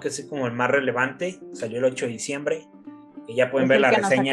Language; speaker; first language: Spanish; native; Spanish